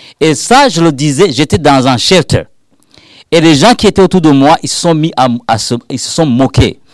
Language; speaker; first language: French; non-native, local second language; Rundi